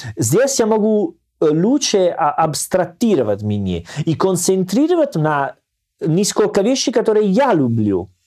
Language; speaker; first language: Russian; non-native, fluent; Italian